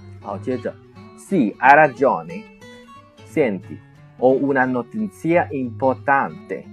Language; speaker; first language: Italian; non-native, fluent; Chinese